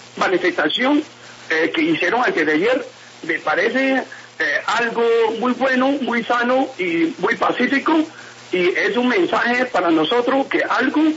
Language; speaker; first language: Spanish; non-native, fluent; Chinese